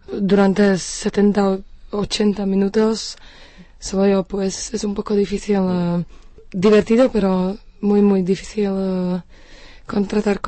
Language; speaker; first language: Spanish; non-native, fluent; Slovak